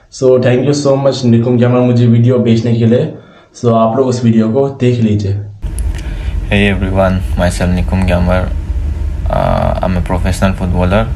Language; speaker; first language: Hindi; non-native, local second language; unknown